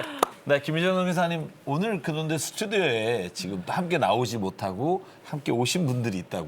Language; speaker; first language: Korean; native; Korean